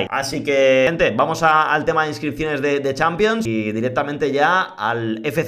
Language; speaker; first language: Spanish; native; Spanish